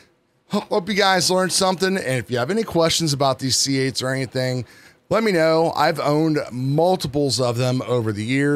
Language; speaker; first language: English; native; English